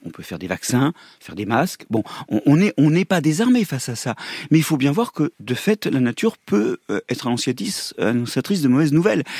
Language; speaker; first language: French; native; French